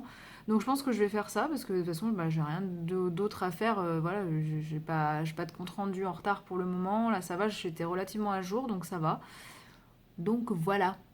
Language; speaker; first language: French; native; French